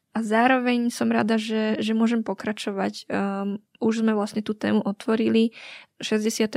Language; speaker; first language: Slovak; early bilingual, other home language; Vietnamese